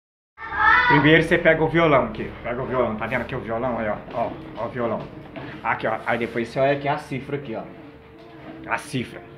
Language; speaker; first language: Portuguese; native; Portuguese